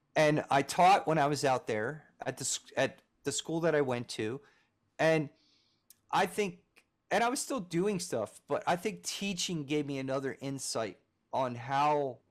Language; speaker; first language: English; native; English